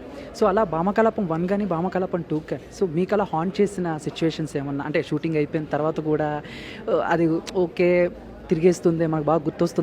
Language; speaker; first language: Telugu; native; Telugu